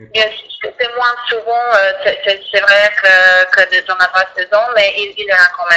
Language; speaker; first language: French; non-native, fluent; Croatian